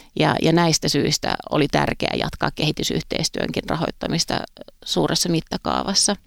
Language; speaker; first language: Finnish; native; Finnish